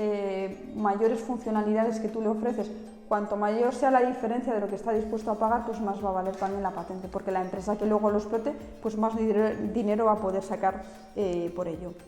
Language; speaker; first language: Spanish; native; Spanish